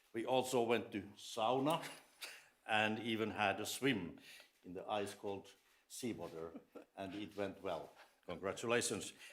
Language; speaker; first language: English; non-native, fluent; Finnish